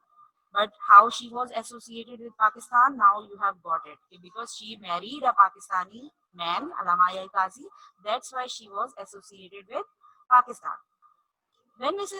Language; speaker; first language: English; non-native, local second language; Urdu